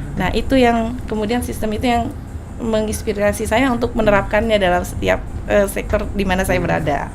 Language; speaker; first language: Indonesian; native; Indonesian